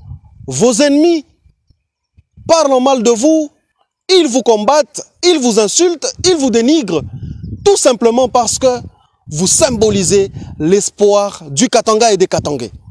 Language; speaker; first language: French; non-native, local second language; Swahili